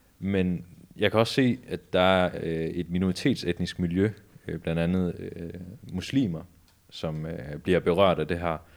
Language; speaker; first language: Danish; early bilingual, other home language; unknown